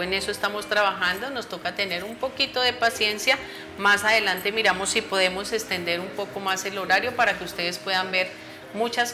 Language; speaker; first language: Spanish; native; Spanish